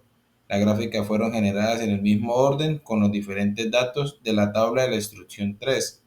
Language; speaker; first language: Spanish; native; Spanish